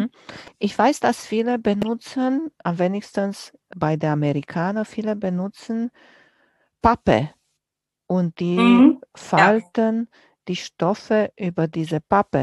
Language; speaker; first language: German; non-native, fluent; Romanian